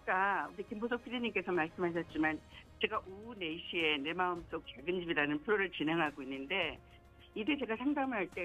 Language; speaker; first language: Korean; native; Korean